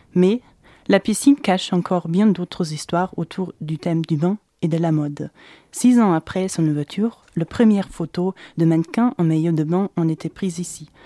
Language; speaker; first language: French; non-native, fluent; German